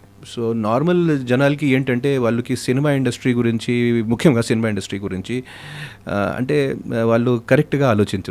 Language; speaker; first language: Telugu; non-native, fluent; Hindi